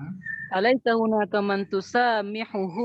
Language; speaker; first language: Arabic; non-native, learner; Indonesian